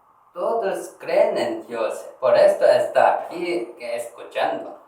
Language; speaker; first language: Spanish; non-native, learner; Korean